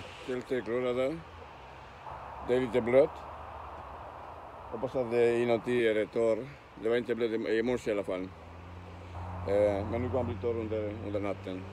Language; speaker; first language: Swedish; non-native, learner; Spanish